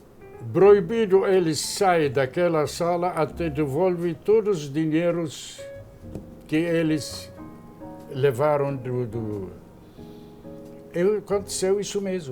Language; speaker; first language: Portuguese; non-native, fluent; Arabic